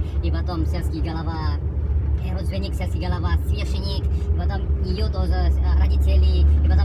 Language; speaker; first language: Russian; non-native, learner; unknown